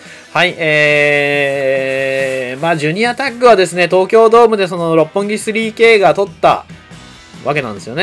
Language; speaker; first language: Japanese; native; Japanese